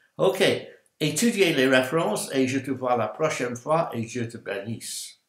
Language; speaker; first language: French; non-native, learner; English